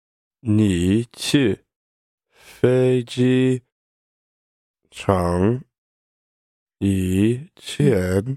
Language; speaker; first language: Chinese; non-native, learner; English